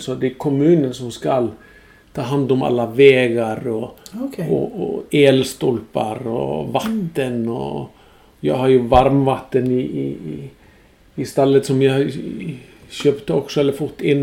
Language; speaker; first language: Swedish; non-native, fluent; Icelandic